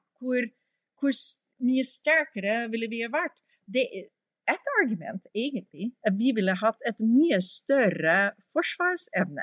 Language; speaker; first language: Norwegian; early bilingual, heritage; English